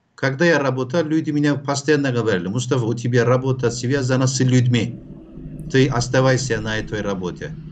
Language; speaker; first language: Russian; non-native, fluent; Turkish